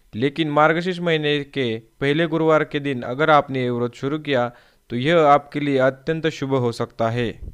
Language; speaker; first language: Hindi; non-native, local second language; Marathi